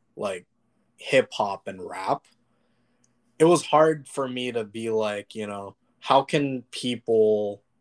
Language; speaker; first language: English; early bilingual, other home language; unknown